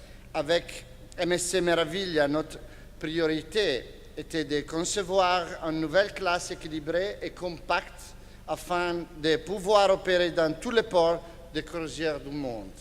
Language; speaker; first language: French; non-native, fluent; Italian